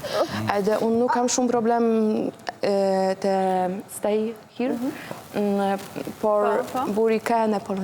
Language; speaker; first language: Albanian; non-native, learner; Polish